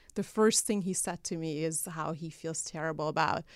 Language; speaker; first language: English; non-native, fluent; Hungarian